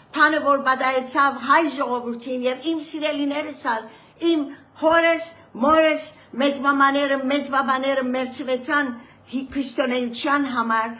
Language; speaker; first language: Armenian; native; Armenian